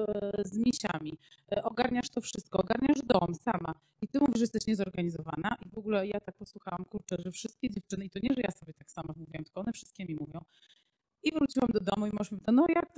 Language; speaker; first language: Polish; native; Polish